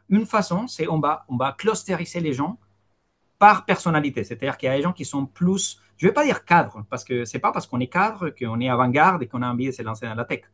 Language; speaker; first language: French; non-native, fluent; Spanish